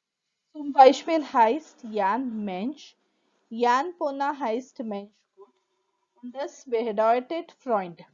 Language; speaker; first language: German; non-native, fluent; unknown